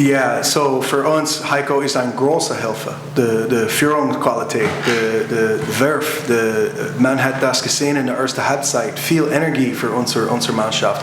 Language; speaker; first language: German; non-native, learner; English